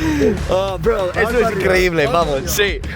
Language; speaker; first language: Spanish; non-native, learner; English